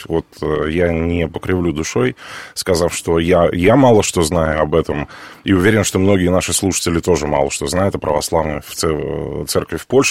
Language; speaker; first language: Russian; native; Russian